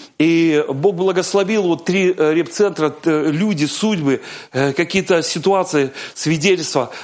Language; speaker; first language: Russian; native; Russian